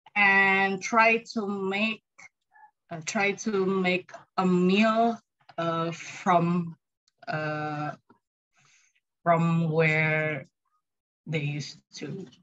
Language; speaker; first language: English; non-native, learner; Indonesian